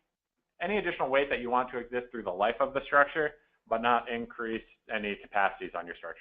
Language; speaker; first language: English; native; English